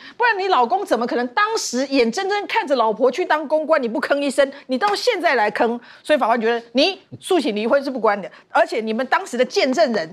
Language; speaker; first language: Chinese; native; Chinese